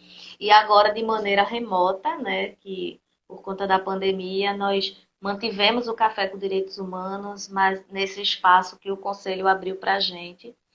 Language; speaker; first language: Portuguese; native; Portuguese